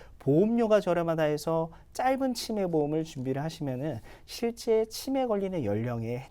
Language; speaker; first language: Korean; native; Korean